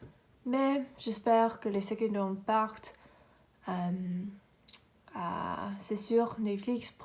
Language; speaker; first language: French; non-native, learner; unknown